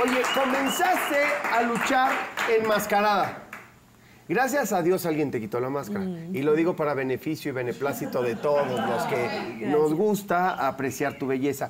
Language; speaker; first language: Spanish; native; Spanish